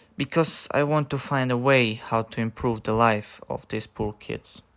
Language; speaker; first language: English; non-native, learner; Ukrainian